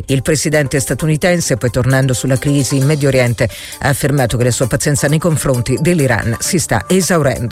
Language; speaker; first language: Italian; native; Italian